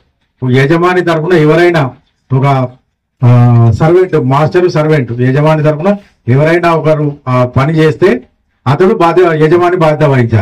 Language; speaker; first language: Telugu; native; Telugu